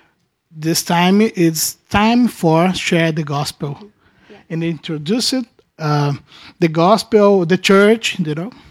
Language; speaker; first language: English; non-native, learner; Portuguese